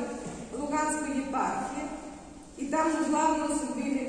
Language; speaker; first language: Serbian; non-native, fluent; Russian